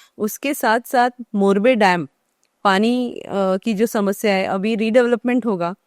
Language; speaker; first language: Hindi; non-native, local second language; Marathi